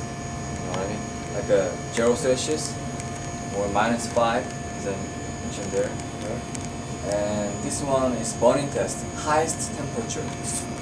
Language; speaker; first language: English; non-native, learner; Korean